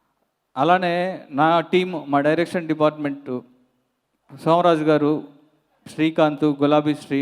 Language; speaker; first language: Telugu; native; Telugu